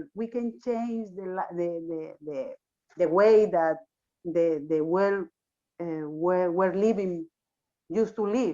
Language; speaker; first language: English; non-native, learner; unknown